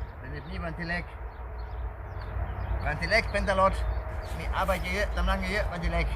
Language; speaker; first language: Thai; non-native, learner; German